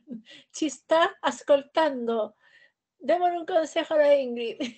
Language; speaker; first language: Italian; non-native, learner; Spanish